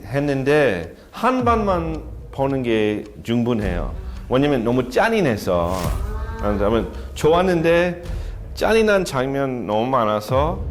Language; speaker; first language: Korean; non-native, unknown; English